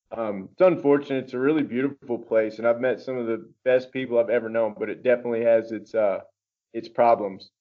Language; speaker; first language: English; native; English